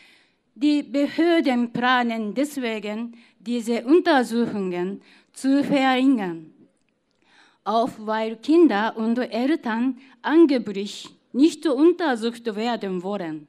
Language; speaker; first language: German; non-native, fluent; Japanese